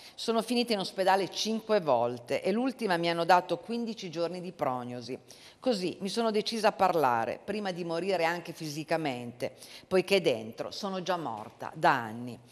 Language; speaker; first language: Italian; native; Italian